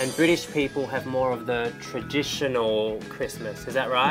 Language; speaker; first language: English; native; English